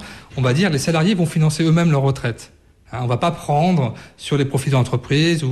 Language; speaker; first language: French; native; French